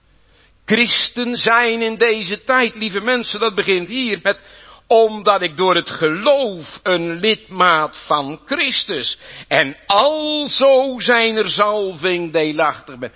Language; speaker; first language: Dutch; native; Dutch